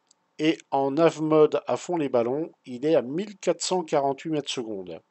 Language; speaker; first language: French; native; French